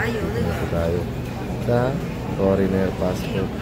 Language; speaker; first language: Filipino; non-native, learner; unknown